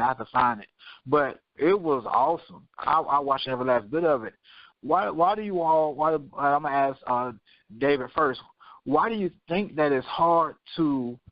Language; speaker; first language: English; native; English